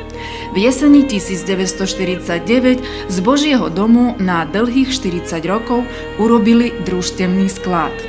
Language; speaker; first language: Slovak; native; Slovak